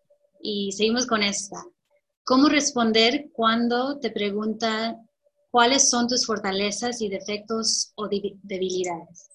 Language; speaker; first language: Spanish; early bilingual, heritage; Spanish